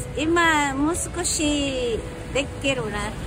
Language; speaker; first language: Japanese; non-native, learner; Filipino